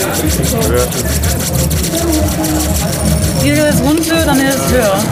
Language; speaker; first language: German; non-native, fluent; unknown